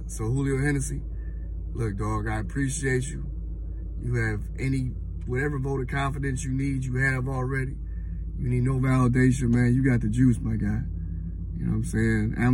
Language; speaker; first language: English; native; English